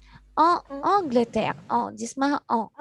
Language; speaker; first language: French; non-native, learner; Arabic